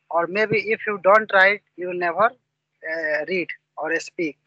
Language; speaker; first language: English; non-native, local second language; Hindi